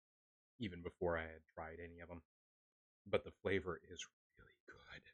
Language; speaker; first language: English; native; English